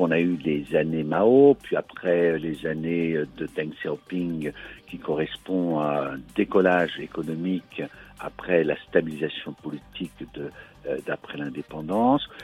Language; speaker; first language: French; native; French